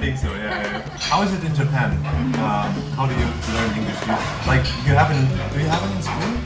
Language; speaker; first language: English; non-native, fluent; German